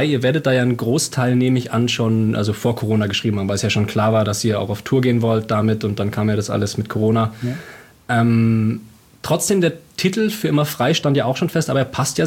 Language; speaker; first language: German; native; German